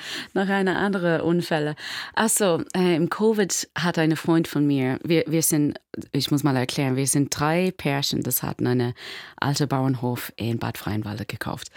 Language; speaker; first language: German; non-native, learner; English